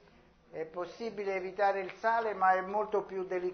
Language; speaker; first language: Spanish; non-native, learner; Italian